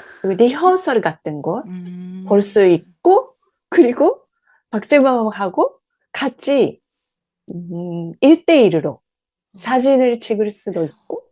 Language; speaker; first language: Korean; non-native, learner; Japanese